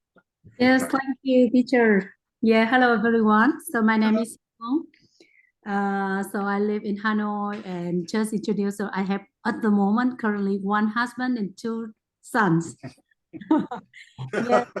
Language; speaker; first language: English; non-native, learner; Vietnamese